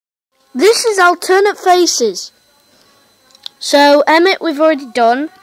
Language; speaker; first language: English; native; English